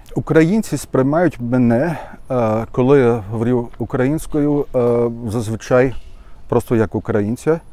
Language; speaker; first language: Ukrainian; non-native, fluent; German